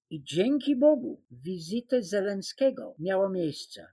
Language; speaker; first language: Polish; non-native, fluent; English